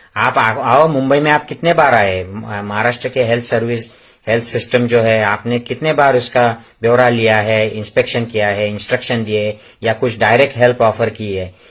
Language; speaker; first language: Hindi; non-native, local second language; Marathi